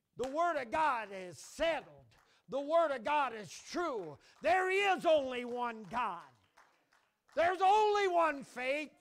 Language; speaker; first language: English; native; English